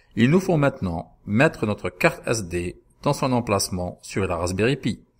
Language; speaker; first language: French; non-native, local second language; Arabic